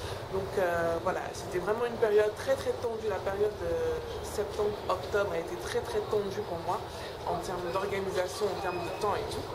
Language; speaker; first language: French; non-native, local second language; Wolof